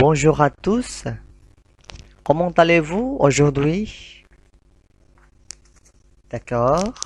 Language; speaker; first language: French; non-native, fluent; Indonesian